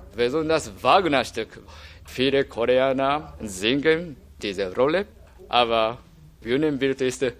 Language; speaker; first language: German; non-native, fluent; Japanese